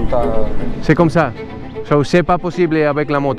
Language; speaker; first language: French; non-native, learner; Spanish